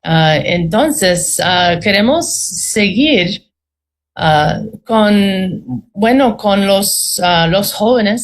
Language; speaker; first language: Spanish; non-native, fluent; English